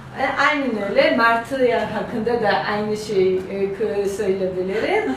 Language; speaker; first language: Turkish; non-native, learner; Georgian